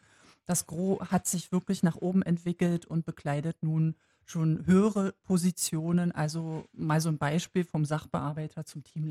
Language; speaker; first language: German; native; German